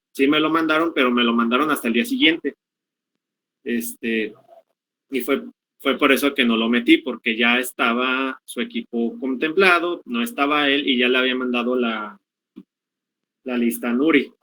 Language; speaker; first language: Spanish; native; Spanish